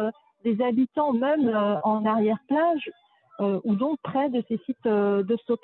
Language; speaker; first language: French; native; French